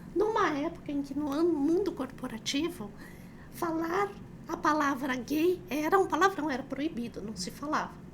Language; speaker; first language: Portuguese; early bilingual, other home language; Chinese